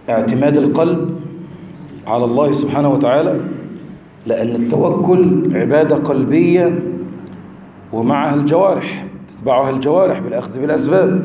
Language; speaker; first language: Arabic; native; Arabic